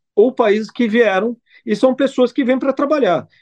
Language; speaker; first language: Portuguese; non-native, fluent; Italian